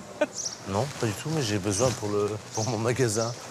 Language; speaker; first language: French; native; French